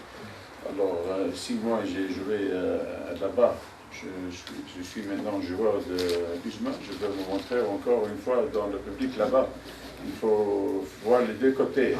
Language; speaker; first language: French; non-native, fluent; Dutch